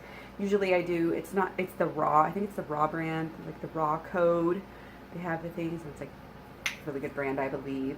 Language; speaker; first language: English; native; English